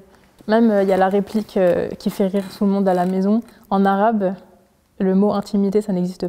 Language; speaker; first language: French; early bilingual, other home language; Arabic